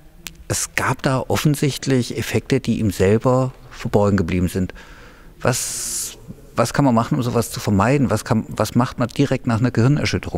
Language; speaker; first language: German; native; German